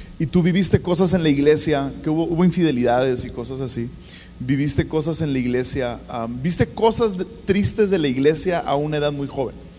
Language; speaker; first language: Spanish; native; Spanish